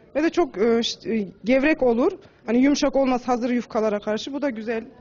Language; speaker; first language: Turkish; native; Turkish